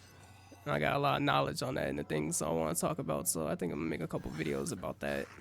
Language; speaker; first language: English; native; English